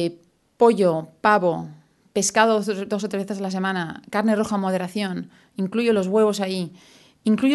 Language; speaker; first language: Spanish; native; Spanish